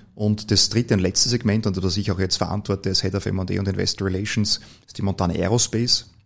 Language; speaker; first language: German; native; German